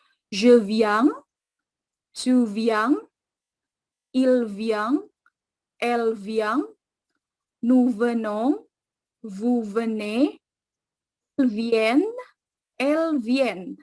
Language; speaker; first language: French; non-native, fluent; Indonesian